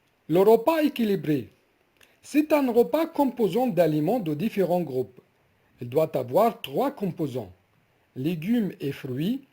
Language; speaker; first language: French; non-native, fluent; Arabic